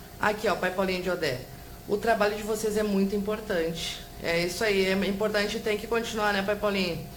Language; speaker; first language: Portuguese; native; Portuguese